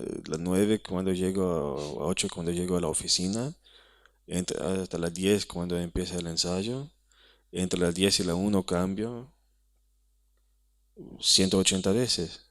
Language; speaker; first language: Spanish; non-native, fluent; Hebrew